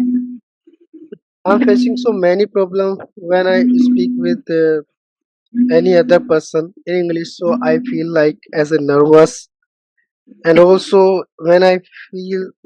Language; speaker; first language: English; non-native, learner; Hindi